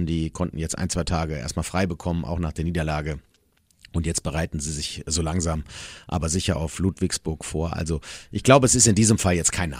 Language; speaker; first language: German; native; German